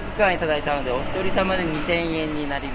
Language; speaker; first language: Japanese; native; Japanese